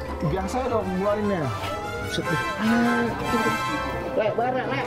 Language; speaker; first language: Indonesian; native; Indonesian